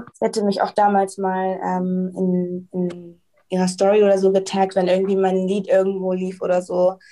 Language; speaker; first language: German; early bilingual, heritage; German